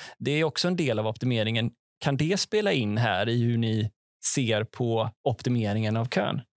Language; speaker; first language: Swedish; native; Swedish